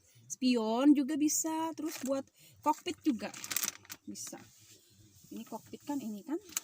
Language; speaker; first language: Indonesian; native; Indonesian